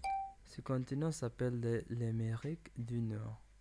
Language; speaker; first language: French; non-native, learner; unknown